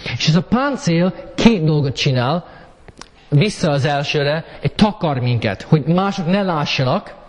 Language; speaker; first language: Hungarian; early bilingual, heritage; Hungarian